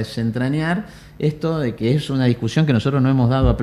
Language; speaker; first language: Spanish; native; Spanish